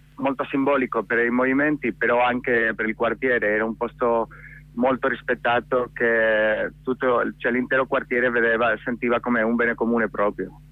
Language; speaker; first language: Italian; non-native, fluent; Catalan